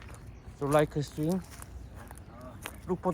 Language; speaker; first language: English; non-native, learner; Korean